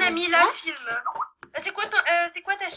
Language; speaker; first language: French; native; French